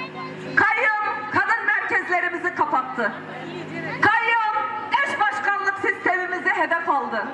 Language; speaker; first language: Turkish; native; Turkish